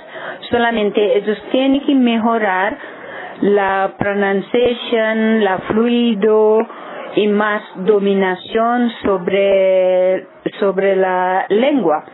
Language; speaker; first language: Spanish; non-native, learner; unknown